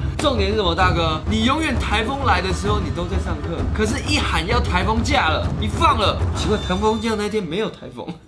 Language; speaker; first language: Chinese; native; Chinese